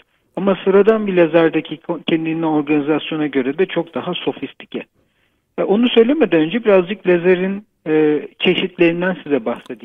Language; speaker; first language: Turkish; native; Turkish